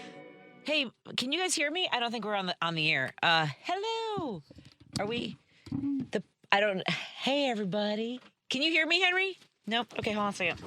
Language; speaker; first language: English; native; English